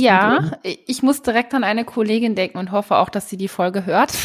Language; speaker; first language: German; native; German